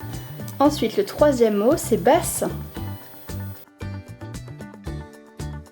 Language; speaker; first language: French; native; French